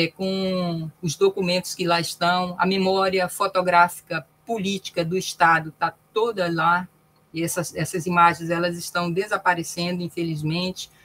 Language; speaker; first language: Portuguese; native; Portuguese